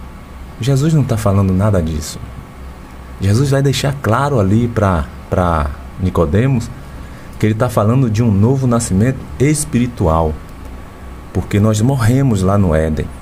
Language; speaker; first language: Portuguese; native; Portuguese